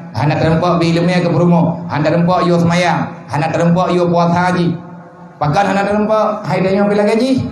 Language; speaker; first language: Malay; non-native, local second language; Achinese